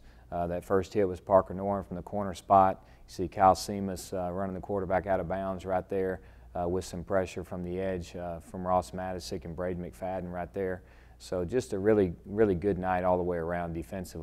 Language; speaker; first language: English; native; English